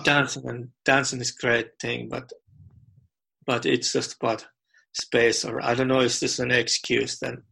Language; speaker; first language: English; non-native, fluent; Finnish